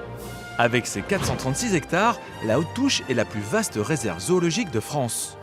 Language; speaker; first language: French; native; French